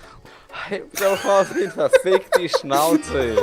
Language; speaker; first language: German; native; German